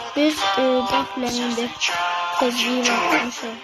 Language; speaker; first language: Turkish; non-native, learner; Azerbaijani